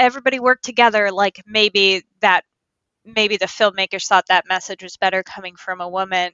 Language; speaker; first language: English; native; English